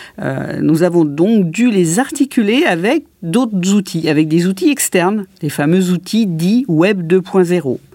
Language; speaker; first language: French; native; French